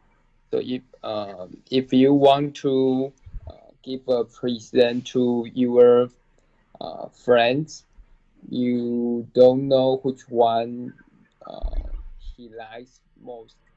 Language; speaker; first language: English; non-native, learner; Chinese